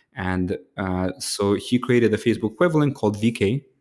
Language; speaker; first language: English; early bilingual, other home language; Ukrainian